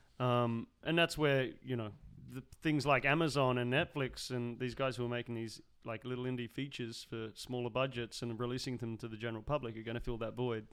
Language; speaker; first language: English; native; English